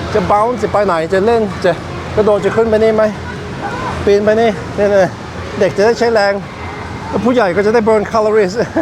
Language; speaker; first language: Thai; non-native, fluent; Norwegian